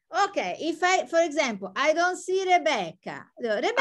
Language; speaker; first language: English; non-native, fluent; Italian